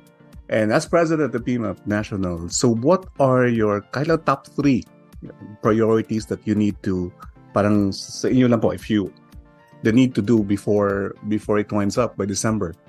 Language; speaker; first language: English; non-native, local second language; Filipino